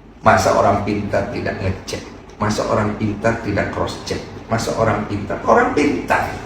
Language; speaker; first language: Indonesian; native; Indonesian